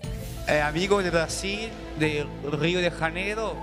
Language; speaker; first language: Portuguese; non-native, learner; Spanish